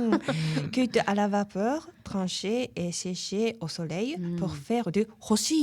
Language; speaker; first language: French; non-native, fluent; Japanese